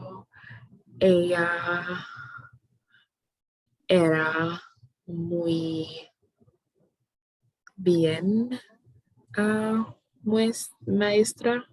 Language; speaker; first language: Spanish; non-native, learner; English